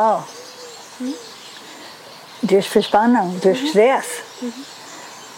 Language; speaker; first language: German; non-native, fluent; English